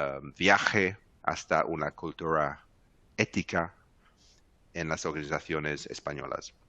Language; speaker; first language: Spanish; non-native, fluent; English